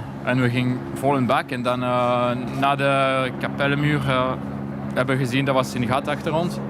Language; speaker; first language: Dutch; non-native, local second language; French